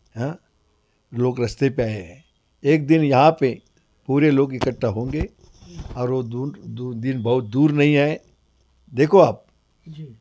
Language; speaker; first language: Hindi; non-native, local second language; Marathi